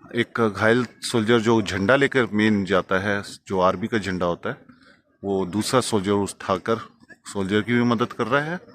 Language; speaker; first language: Hindi; non-native, fluent; Russian